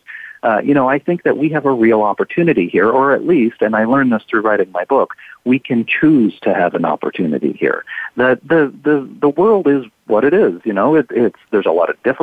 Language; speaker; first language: English; native; English